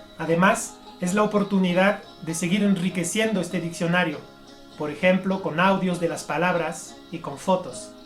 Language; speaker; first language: Spanish; non-native, fluent; French